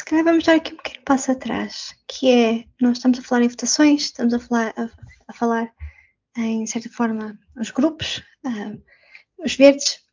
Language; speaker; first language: Portuguese; native; Portuguese